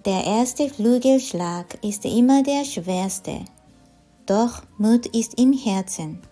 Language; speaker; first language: German; non-native, fluent; Japanese